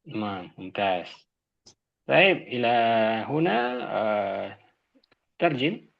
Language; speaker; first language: Arabic; non-native, fluent; Indonesian